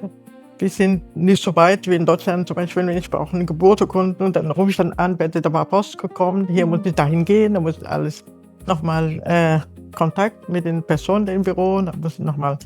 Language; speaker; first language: German; non-native, learner; Arabic